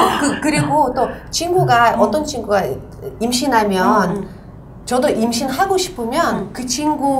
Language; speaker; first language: Korean; non-native, local second language; Uzbek